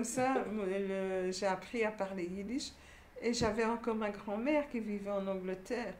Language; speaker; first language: French; native; French